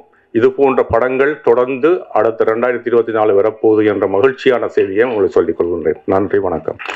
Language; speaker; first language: Tamil; native; Tamil